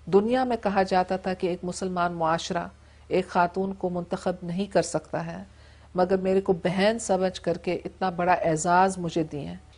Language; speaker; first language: Urdu; non-native, local second language; English